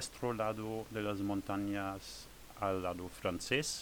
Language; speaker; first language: Spanish; non-native, learner; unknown